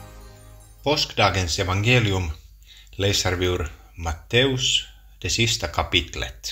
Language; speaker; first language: Swedish; non-native, local second language; Finnish